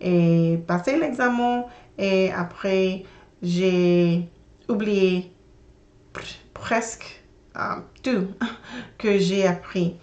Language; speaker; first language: French; non-native, learner; English